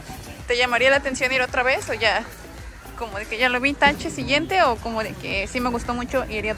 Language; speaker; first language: Spanish; native; Spanish